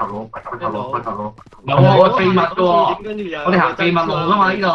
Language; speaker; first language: Chinese; native; Chinese